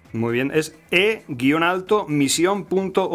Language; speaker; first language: Spanish; native; Spanish